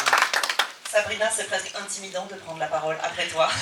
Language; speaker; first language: French; native; French